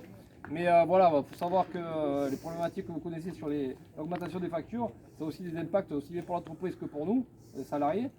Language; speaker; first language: French; native; French